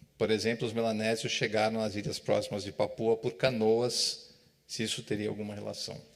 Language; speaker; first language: Portuguese; native; Portuguese